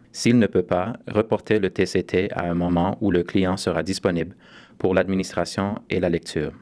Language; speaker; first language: French; native; French